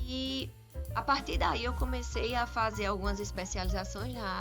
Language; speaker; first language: Portuguese; native; Portuguese